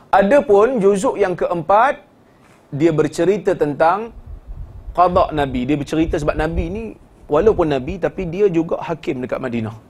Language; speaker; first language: Malay; native; Malay